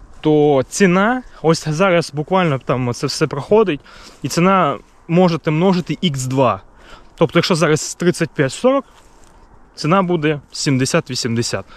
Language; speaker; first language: Ukrainian; native; Ukrainian